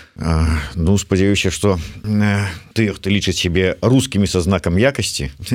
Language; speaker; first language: Belarusian; native; Belarusian